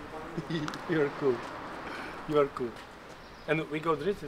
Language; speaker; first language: English; non-native, learner; Polish